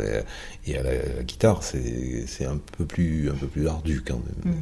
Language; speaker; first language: French; native; French